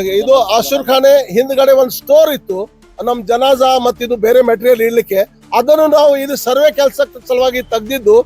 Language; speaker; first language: Kannada; non-native, local second language; Urdu